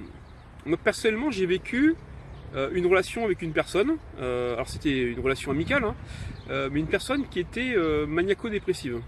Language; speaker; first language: French; native; French